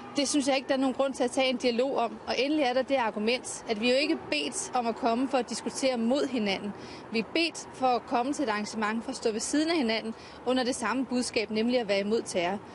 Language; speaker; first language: Danish; native; Danish